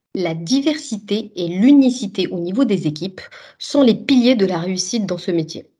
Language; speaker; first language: French; non-native, local second language; Arabic